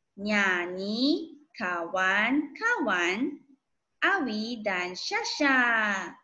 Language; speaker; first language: Malay; non-native, local second language; Chinese